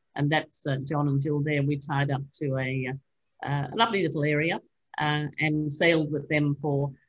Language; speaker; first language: English; native; English